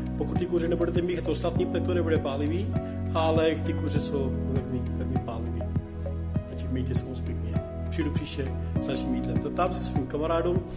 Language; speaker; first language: Czech; non-native, learner; Urdu